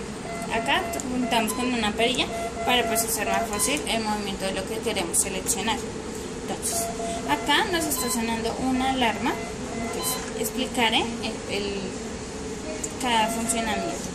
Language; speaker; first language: Spanish; native; Spanish